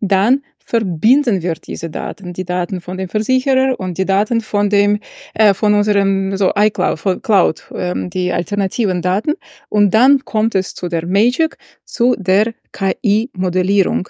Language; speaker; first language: German; non-native, fluent; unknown